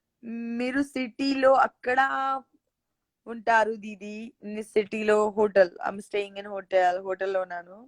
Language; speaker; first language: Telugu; non-native, learner; Gujarati